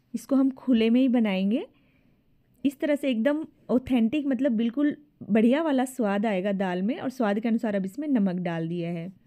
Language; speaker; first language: Hindi; native; Hindi